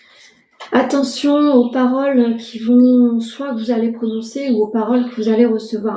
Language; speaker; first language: French; native; French